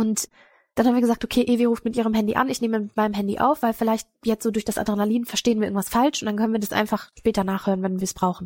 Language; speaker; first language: German; native; German